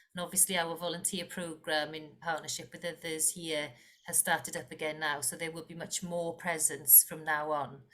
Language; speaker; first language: English; non-native, local second language; Welsh